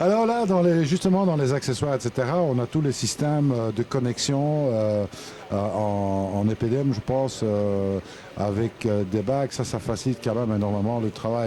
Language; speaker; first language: French; native; French